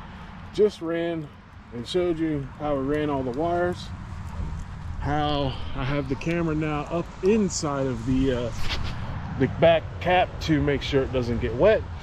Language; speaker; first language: English; native; English